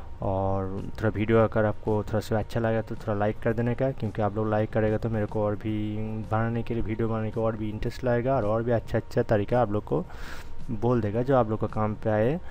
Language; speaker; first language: Hindi; non-native, local second language; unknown